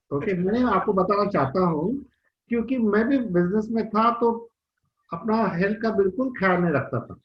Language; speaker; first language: Hindi; non-native, local second language; Marathi